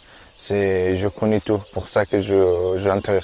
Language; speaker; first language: French; non-native, learner; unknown